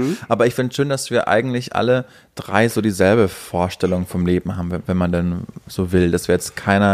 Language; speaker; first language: German; native; German